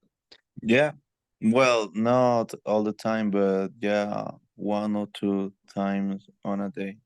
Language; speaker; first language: English; non-native, learner; Spanish